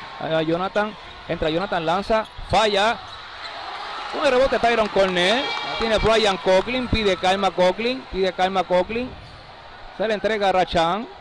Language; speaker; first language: Spanish; native; Spanish